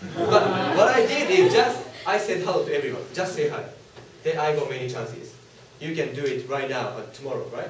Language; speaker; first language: English; non-native, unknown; Japanese